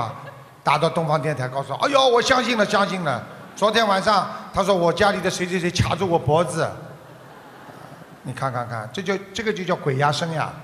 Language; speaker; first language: Chinese; non-native, local second language; Wu Chinese